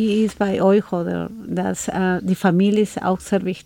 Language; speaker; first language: German; non-native, learner; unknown